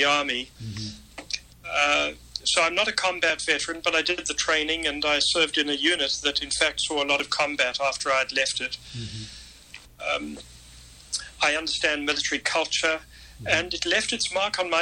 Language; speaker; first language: English; native; English